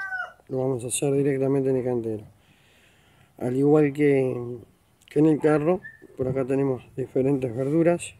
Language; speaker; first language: Spanish; native; Spanish